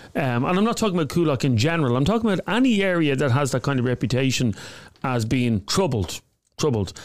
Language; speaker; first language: English; native; English